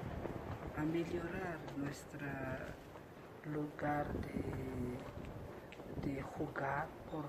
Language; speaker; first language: Spanish; non-native, learner; Malagasy